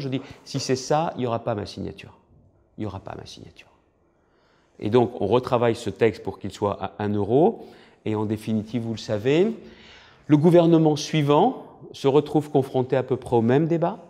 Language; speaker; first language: French; native; French